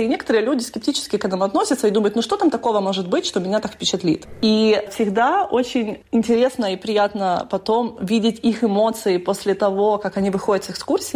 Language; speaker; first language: Russian; native; Russian